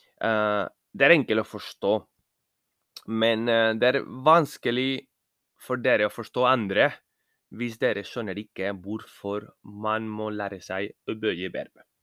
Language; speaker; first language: Norwegian; non-native, learner; Spanish